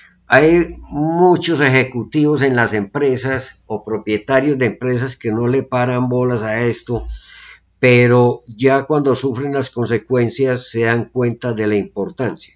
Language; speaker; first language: Spanish; native; Spanish